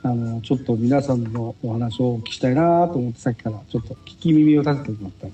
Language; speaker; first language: Japanese; native; Japanese